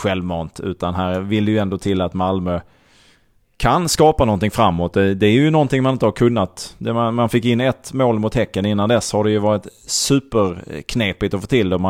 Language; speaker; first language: Swedish; native; Swedish